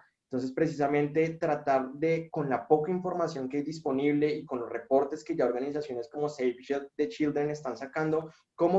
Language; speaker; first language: Spanish; native; Spanish